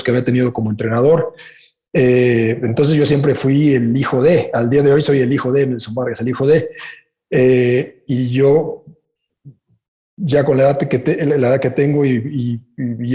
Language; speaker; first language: Spanish; native; Spanish